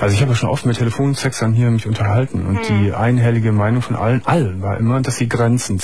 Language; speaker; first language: German; native; German